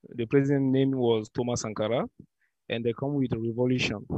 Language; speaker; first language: English; non-native, learner; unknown